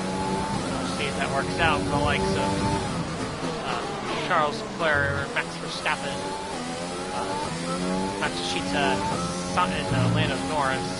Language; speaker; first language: English; native; English